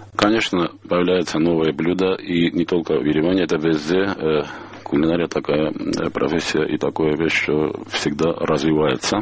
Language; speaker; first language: Russian; non-native, local second language; Armenian